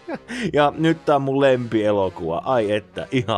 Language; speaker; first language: Finnish; native; Finnish